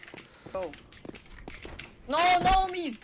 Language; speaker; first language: English; non-native, learner; Russian